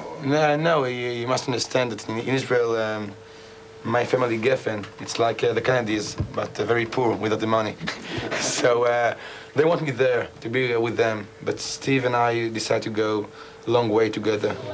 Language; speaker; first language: English; non-native, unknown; Hebrew